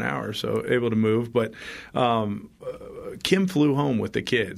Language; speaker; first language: English; native; English